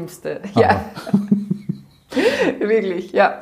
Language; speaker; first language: German; non-native, fluent; Dutch